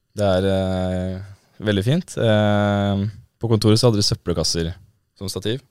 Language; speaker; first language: Norwegian; native; Norwegian